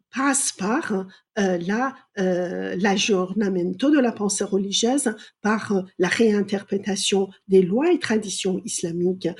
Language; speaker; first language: French; non-native, fluent; Persian